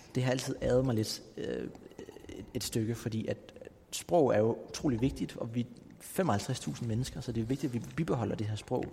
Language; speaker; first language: Danish; native; Danish